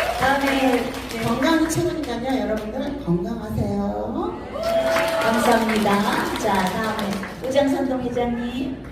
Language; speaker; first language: Korean; native; Korean